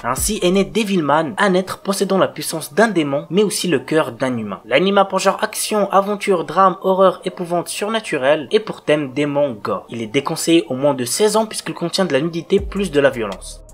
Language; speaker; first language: French; native; French